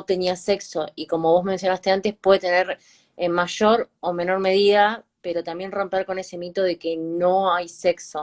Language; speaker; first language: Spanish; native; Spanish